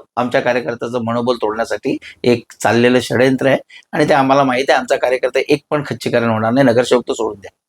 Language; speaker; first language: Marathi; native; Marathi